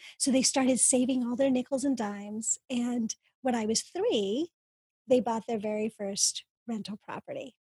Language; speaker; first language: English; early bilingual, other home language; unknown